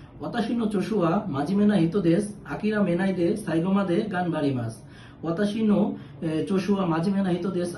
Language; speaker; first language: Japanese; non-native, learner; Bangla